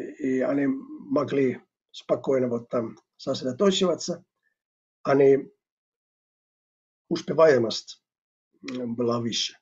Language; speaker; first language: Russian; non-native, fluent; Finnish